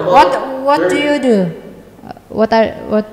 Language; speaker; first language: English; non-native, learner; Indonesian